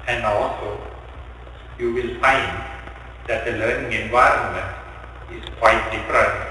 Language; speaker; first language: English; non-native, local second language; Sinhala